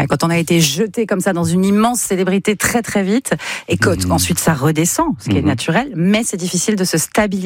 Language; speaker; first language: French; native; French